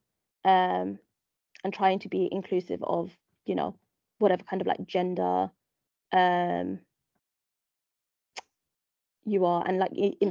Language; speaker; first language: English; native; English